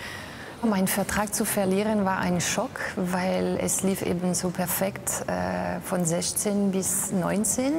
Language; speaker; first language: German; non-native, fluent; French